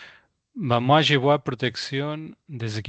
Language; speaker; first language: French; non-native, fluent; Spanish